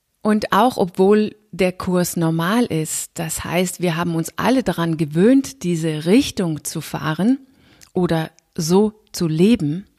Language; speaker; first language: German; non-native, fluent; Danish